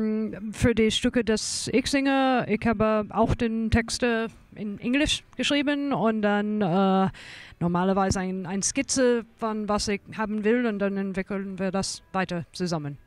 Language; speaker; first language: German; non-native, fluent; English